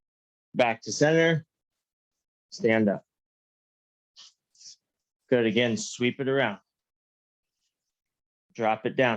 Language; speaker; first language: English; native; English